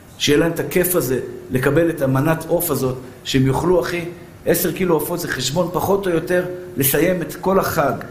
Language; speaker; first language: Hebrew; early bilingual, other home language; Persian